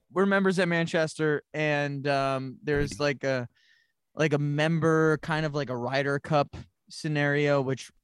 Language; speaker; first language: English; native; English